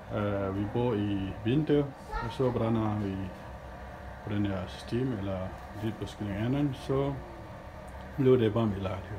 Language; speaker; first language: Danish; non-native, learner; Achinese